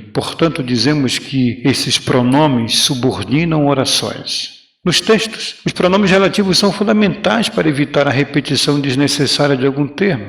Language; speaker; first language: Portuguese; native; Portuguese